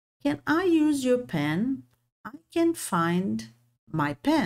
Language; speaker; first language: English; non-native, fluent; Portuguese